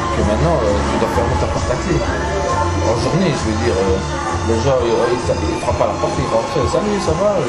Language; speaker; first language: French; early bilingual, other home language; Turkish